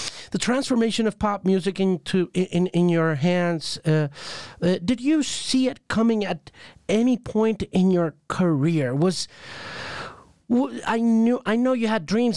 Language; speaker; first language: English; non-native, fluent; Spanish